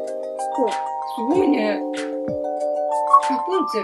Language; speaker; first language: Japanese; native; Japanese